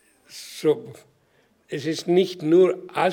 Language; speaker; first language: German; non-native, learner; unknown